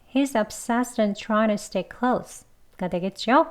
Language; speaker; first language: English; non-native, fluent; Korean